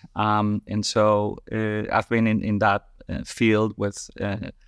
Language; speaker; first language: English; non-native, fluent; Spanish